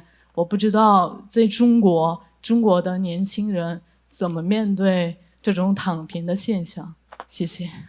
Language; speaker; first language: Chinese; non-native, fluent; Korean